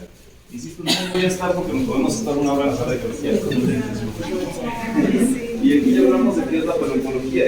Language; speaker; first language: Spanish; native; Spanish